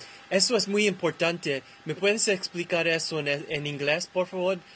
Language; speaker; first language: Spanish; non-native, learner; English